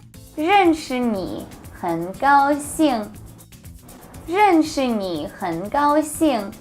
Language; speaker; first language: Chinese; non-native, fluent; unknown